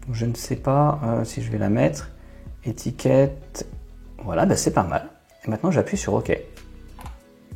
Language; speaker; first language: French; native; French